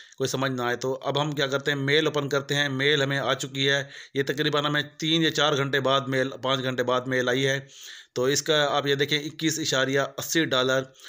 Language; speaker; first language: Urdu; non-native, local second language; Punjabi